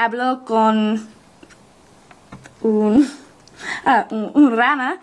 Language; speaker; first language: Spanish; non-native, learner; English